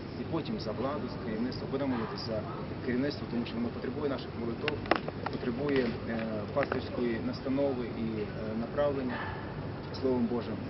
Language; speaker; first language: Ukrainian; native; Ukrainian